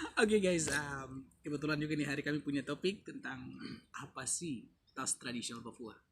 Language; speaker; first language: Indonesian; non-native, local second language; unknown